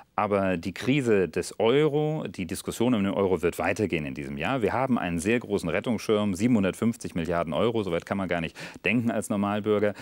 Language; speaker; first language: German; native; German